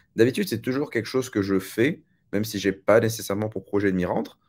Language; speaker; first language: French; native; French